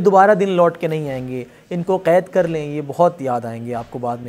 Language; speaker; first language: Urdu; native; Urdu